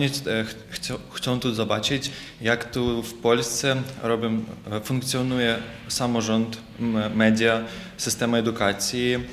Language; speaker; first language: Polish; non-native, fluent; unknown